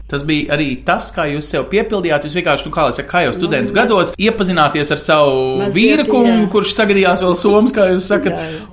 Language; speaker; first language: Latvian; native; Latvian